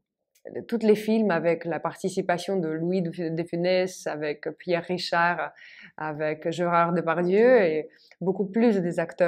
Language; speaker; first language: French; non-native, fluent; Russian